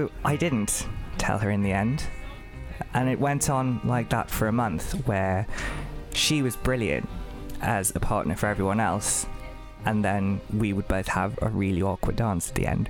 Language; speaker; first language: English; non-native, local second language; Bangla